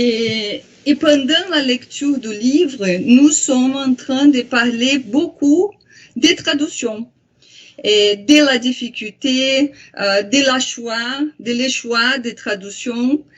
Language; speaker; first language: French; non-native, fluent; Portuguese